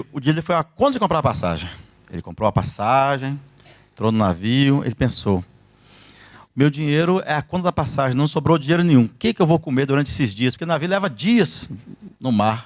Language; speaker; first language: Portuguese; native; Portuguese